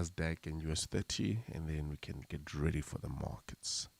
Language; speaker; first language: English; native; English